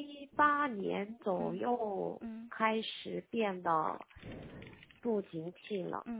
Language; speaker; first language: Chinese; non-native, learner; Korean